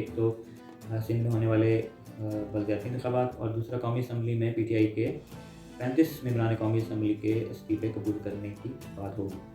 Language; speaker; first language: Urdu; native; Urdu